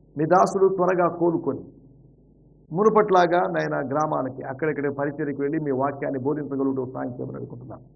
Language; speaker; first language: Telugu; native; Telugu